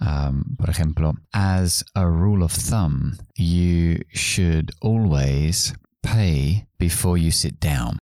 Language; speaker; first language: English; native; English